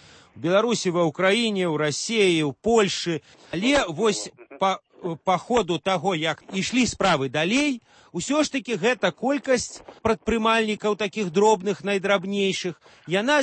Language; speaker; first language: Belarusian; native; Belarusian